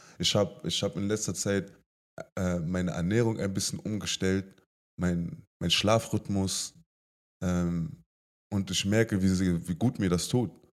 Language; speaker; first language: German; native; German